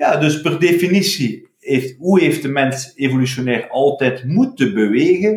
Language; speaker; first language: Dutch; native; Dutch